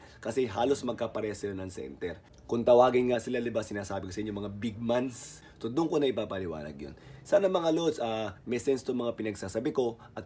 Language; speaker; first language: Filipino; native; Filipino